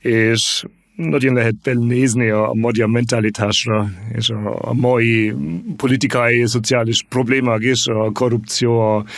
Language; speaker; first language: Hungarian; non-native, fluent; German